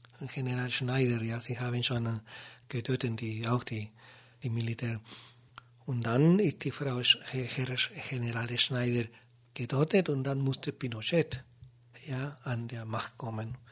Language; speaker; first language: German; non-native, learner; Spanish